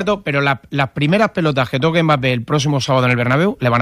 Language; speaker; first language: Spanish; native; Spanish